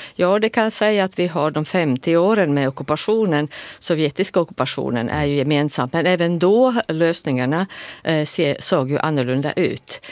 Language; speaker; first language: Swedish; non-native, fluent; Latvian